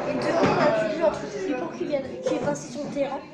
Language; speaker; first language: French; native; French